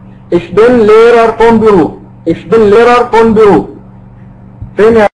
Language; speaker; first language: German; non-native, fluent; Arabic